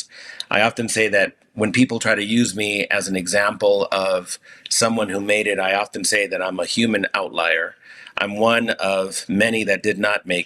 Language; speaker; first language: English; early bilingual, other home language; Spanish